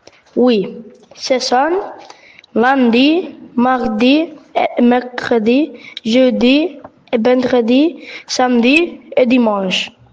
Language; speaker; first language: French; non-native, learner; Catalan